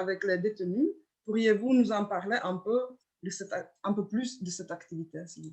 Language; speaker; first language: French; non-native, fluent; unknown